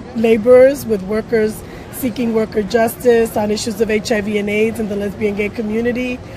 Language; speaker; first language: English; early bilingual, other home language; Spanish